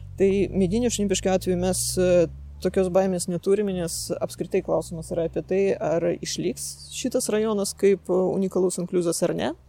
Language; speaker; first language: Lithuanian; non-native, local second language; Russian